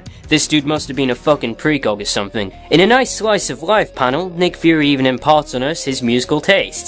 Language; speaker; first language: English; native; English